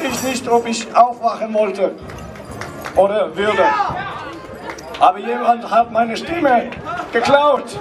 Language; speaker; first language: German; non-native, learner; Swedish